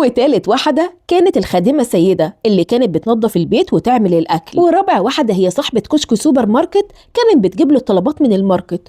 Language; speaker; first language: Arabic; native; Arabic